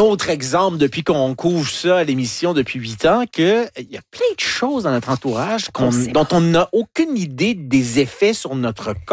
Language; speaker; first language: French; native; French